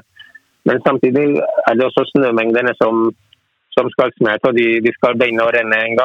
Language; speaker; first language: Norwegian; non-native, fluent; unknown